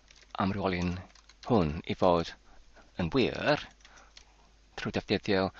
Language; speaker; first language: Welsh; non-native, learner; English